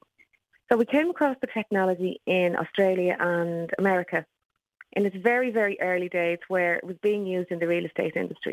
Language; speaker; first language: English; native; English